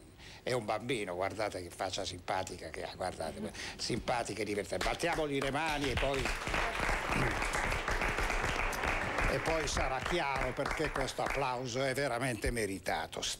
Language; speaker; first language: Italian; native; Italian